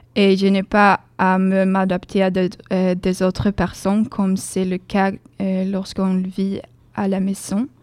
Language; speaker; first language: French; non-native, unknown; Swedish